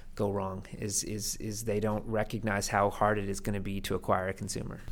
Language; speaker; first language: English; native; English